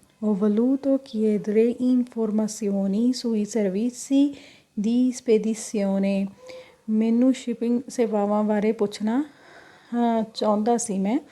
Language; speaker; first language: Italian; non-native, fluent; Punjabi